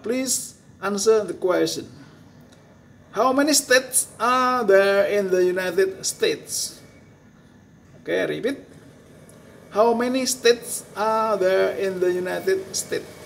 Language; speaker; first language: English; non-native, fluent; Indonesian